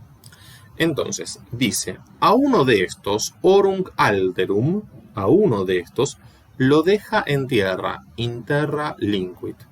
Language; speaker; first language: Spanish; native; Spanish